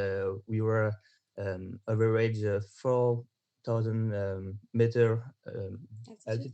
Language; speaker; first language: English; non-native, learner; French